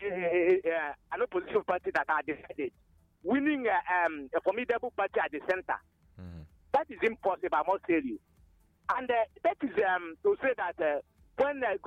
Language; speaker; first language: English; non-native, local second language; Igbo